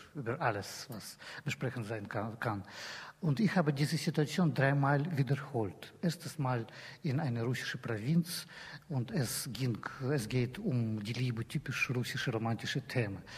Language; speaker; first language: German; non-native, fluent; Russian